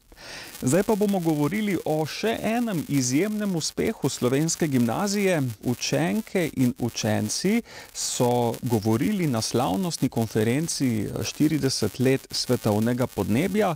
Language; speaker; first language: Slovenian; native; Slovenian